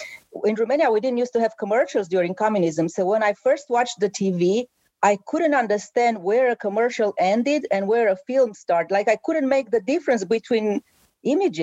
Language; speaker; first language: English; non-native, fluent; Romanian